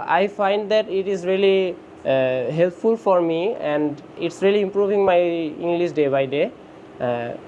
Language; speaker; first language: English; non-native, learner; Bangla